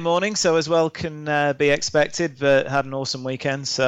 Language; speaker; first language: English; native; English